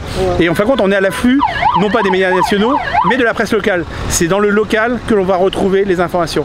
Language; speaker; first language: French; native; French